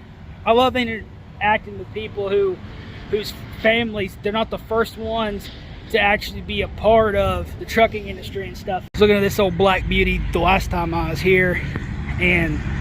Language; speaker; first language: English; native; English